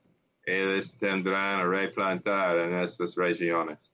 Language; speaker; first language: Portuguese; non-native, learner; English